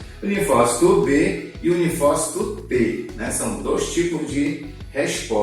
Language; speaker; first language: Portuguese; native; Portuguese